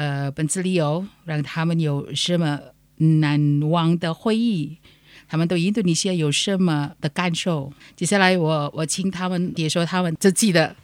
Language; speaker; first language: Chinese; non-native, learner; Indonesian